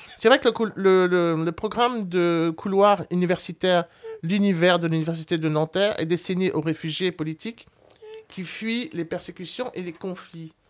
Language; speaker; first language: French; native; French